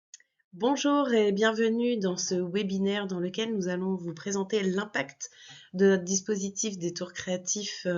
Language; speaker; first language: French; native; French